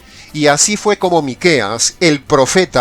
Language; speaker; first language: Spanish; native; Spanish